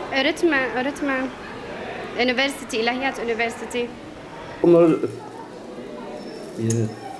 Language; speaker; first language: Turkish; non-native, learner; Arabic